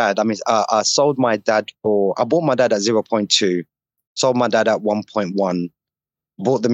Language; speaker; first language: English; native; English